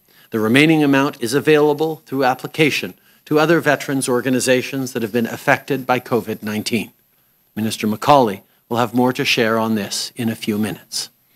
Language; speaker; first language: English; early bilingual, other home language; French